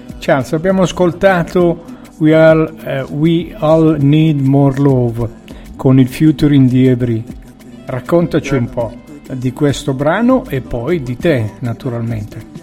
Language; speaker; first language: Italian; native; Italian